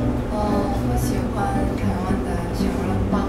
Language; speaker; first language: Chinese; non-native, learner; Mongolian